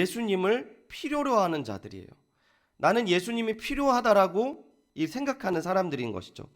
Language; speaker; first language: Korean; native; Korean